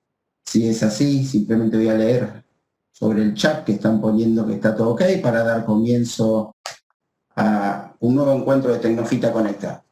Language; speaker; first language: Spanish; native; Spanish